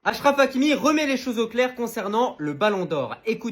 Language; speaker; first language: French; native; French